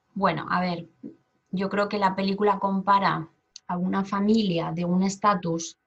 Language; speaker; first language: Spanish; native; Spanish